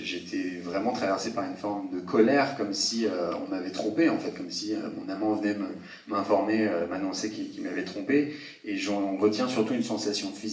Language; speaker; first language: French; native; French